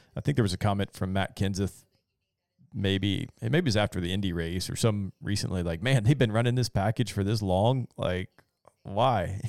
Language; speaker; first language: English; native; English